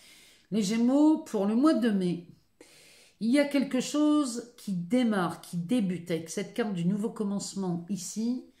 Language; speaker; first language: French; native; French